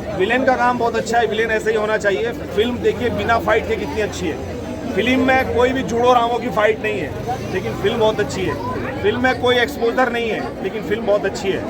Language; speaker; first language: Hindi; native; Hindi